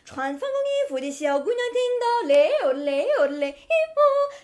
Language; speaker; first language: Chinese; non-native, fluent; English